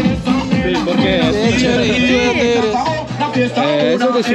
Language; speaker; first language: Spanish; non-native, learner; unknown